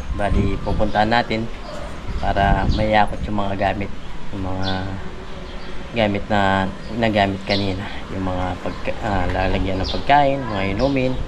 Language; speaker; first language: Filipino; non-native, local second language; Pampanga